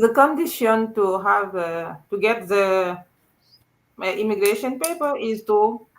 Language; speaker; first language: English; non-native, learner; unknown